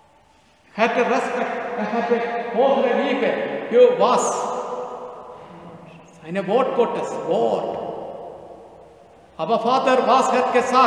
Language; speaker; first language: German; non-native, learner; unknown